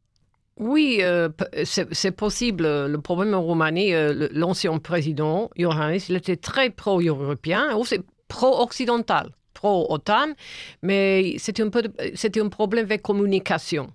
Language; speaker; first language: French; non-native, fluent; English